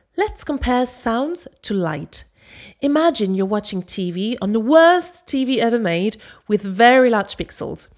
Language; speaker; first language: English; non-native, fluent; French